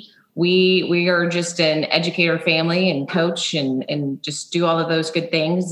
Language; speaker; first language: English; native; English